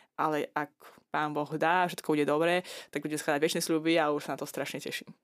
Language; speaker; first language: Slovak; non-native, fluent; Azerbaijani